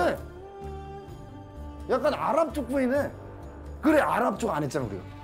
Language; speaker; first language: Korean; native; Korean